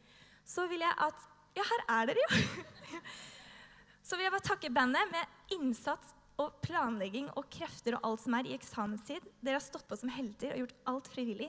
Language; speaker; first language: Norwegian; native; Norwegian